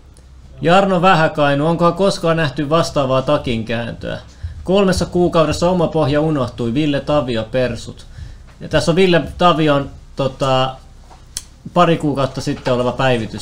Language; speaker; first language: Finnish; native; Finnish